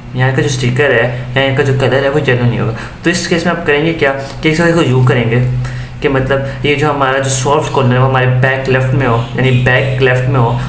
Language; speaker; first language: Urdu; native; Urdu